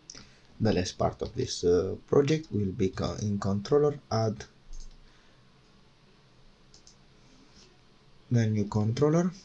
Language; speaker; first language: English; non-native, fluent; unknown